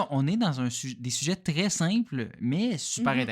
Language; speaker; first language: French; native; French